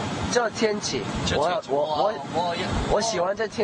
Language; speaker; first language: Chinese; non-native, learner; Korean